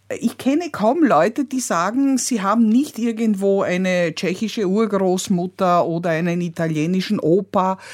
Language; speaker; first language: German; native; German